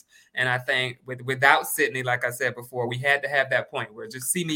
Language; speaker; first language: English; native; English